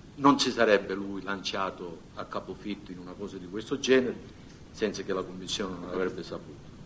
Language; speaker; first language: Italian; native; Italian